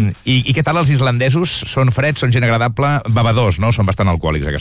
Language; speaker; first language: Catalan; native; Catalan